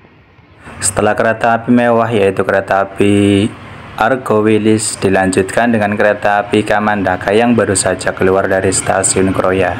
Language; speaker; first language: Indonesian; native; Indonesian